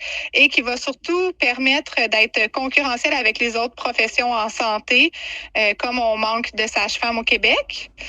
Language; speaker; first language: French; native; French